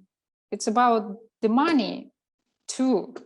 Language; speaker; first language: English; non-native, learner; Russian